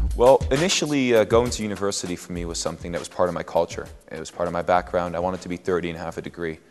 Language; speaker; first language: English; non-native, fluent; Dutch